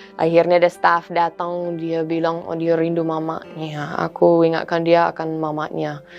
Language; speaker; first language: Indonesian; non-native, fluent; English